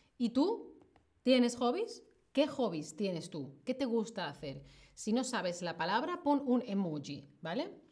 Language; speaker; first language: Spanish; native; Spanish